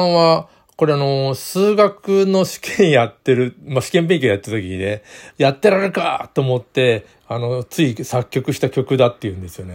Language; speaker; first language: Japanese; native; Japanese